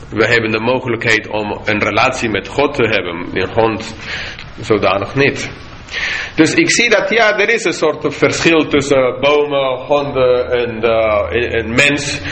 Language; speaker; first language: Dutch; non-native, fluent; English